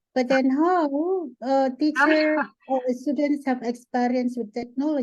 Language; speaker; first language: English; non-native, fluent; Indonesian